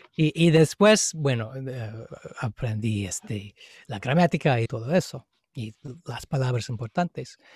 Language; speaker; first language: Spanish; non-native, fluent; English